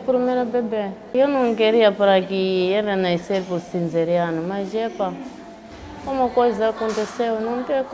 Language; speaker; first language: Portuguese; non-native, local second language; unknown